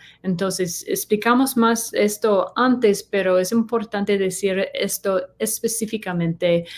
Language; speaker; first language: Spanish; non-native, learner; English